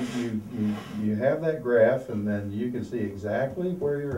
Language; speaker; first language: English; native; English